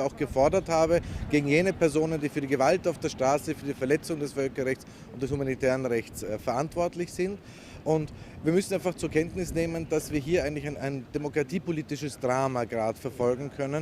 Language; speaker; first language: German; native; German